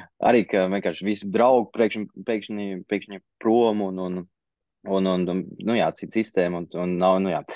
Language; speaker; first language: Latvian; early bilingual, heritage; Latvian